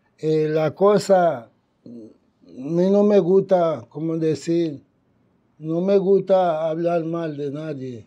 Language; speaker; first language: Spanish; non-native, fluent; Haitian Creole